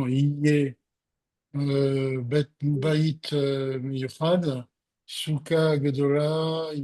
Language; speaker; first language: Hebrew; non-native, learner; French